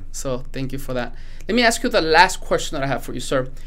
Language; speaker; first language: English; non-native, fluent; Spanish